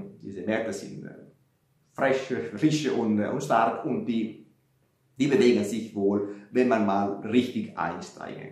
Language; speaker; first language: German; non-native, fluent; Italian